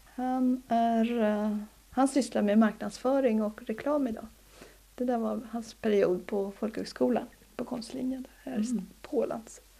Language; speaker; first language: Swedish; native; Swedish